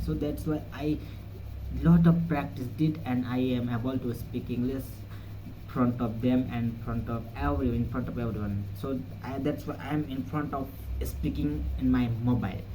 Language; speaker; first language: English; non-native, learner; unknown